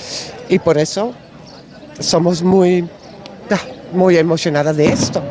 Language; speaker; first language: Spanish; non-native, learner; Dutch